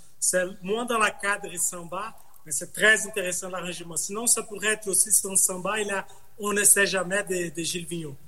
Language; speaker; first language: French; non-native, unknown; Portuguese